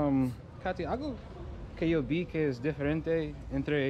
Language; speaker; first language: Spanish; non-native, learner; English